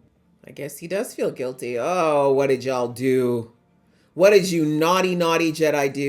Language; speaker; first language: English; native; English